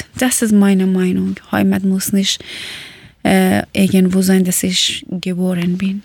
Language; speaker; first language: German; non-native, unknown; Persian